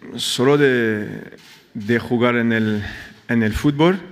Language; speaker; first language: Spanish; non-native, fluent; French